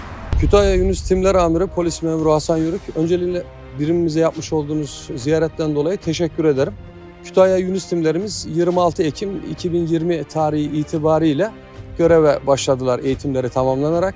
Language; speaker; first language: Turkish; native; Turkish